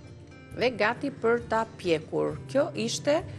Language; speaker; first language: Albanian; native; Albanian